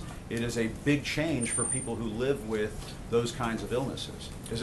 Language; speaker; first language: English; native; English